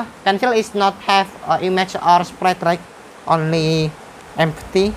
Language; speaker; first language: English; non-native, learner; Indonesian